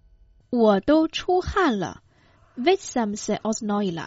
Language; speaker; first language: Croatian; non-native, fluent; Chinese